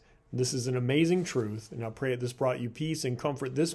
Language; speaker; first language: English; native; English